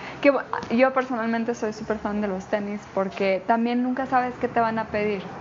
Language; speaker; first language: Spanish; native; Spanish